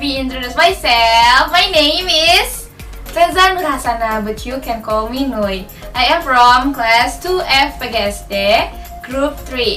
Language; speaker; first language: English; non-native, learner; Indonesian